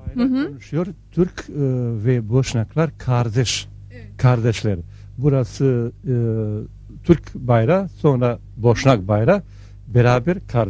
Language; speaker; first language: Turkish; non-native, learner; Bosnian